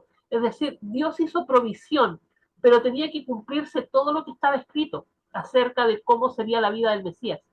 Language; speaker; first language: Spanish; native; Spanish